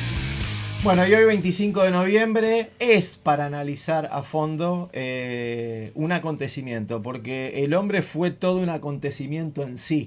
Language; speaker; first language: Spanish; native; Spanish